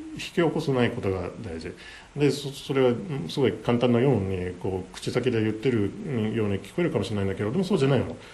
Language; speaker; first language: Japanese; non-native, fluent; English